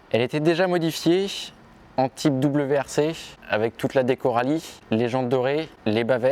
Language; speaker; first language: French; native; French